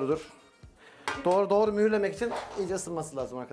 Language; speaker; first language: Turkish; native; Turkish